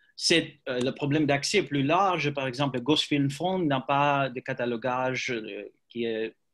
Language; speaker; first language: French; non-native, learner; English